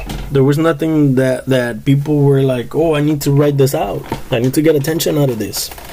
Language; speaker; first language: English; early bilingual, other home language; Spanish